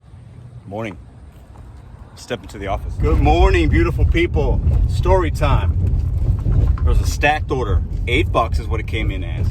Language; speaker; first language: English; native; English